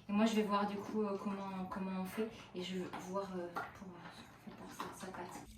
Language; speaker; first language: French; native; French